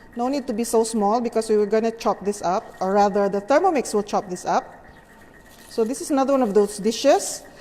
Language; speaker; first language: English; non-native, local second language; Malay